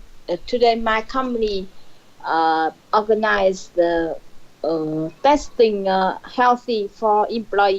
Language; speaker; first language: English; non-native, learner; Vietnamese